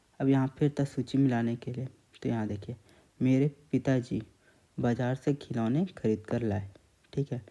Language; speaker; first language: Hindi; native; Hindi